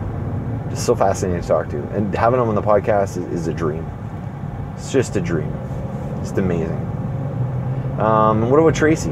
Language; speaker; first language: English; native; English